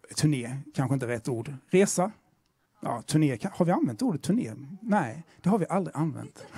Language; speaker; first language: Swedish; native; Swedish